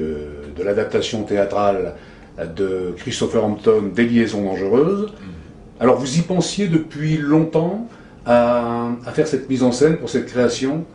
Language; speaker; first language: French; native; French